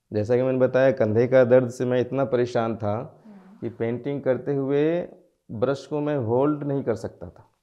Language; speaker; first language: Hindi; native; Hindi